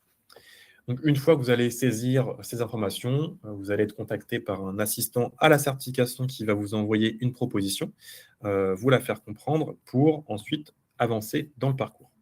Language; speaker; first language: French; native; French